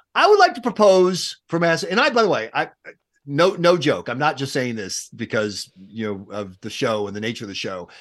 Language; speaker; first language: English; native; English